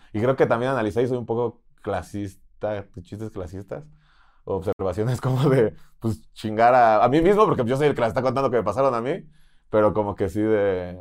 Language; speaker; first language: Spanish; native; Spanish